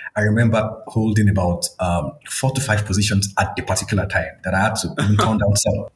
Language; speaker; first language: English; non-native, local second language; Yoruba